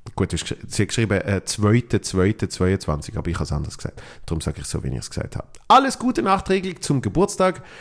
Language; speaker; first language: German; native; German